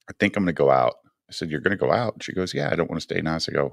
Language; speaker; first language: English; native; English